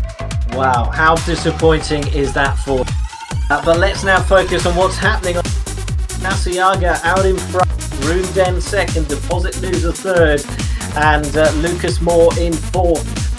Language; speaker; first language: English; native; English